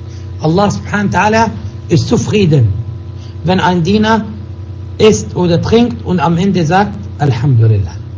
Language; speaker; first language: German; non-native, fluent; Arabic